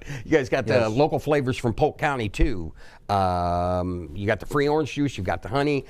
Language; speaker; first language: English; native; English